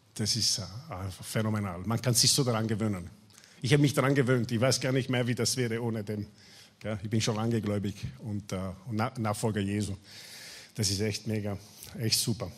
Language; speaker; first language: German; non-native, fluent; Italian